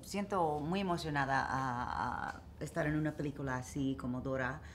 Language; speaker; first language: Spanish; early bilingual, heritage; English